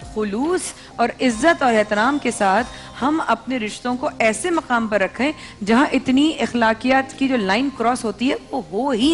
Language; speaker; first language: Urdu; native; Urdu